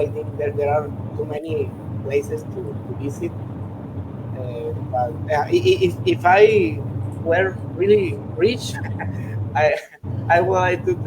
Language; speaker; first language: English; non-native, learner; Spanish